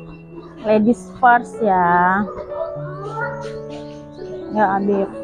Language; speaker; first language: English; non-native, learner; Indonesian